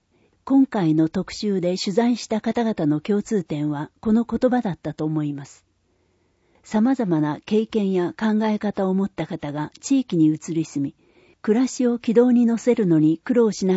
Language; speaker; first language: Japanese; native; Japanese